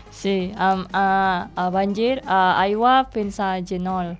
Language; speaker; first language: Catalan; non-native, learner; Indonesian